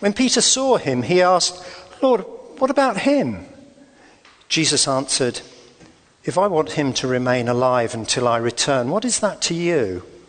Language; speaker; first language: English; native; English